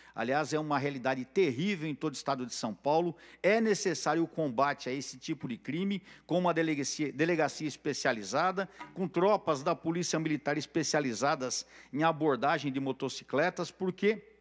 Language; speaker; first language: Portuguese; native; Portuguese